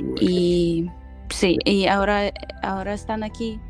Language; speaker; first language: Spanish; non-native, fluent; Ukrainian